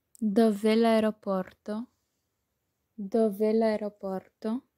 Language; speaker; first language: Italian; non-native, learner; Spanish